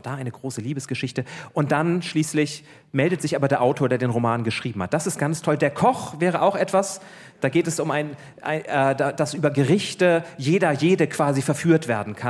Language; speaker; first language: German; native; German